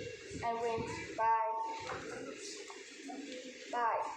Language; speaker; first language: English; non-native, learner; Vietnamese